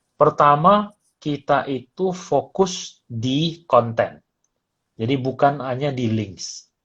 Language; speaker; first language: Indonesian; native; Indonesian